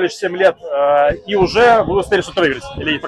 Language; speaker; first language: Russian; native; Russian